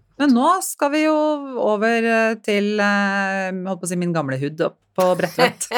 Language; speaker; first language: Norwegian; native; Norwegian